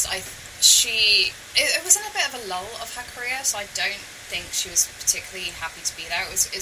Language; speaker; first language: English; native; English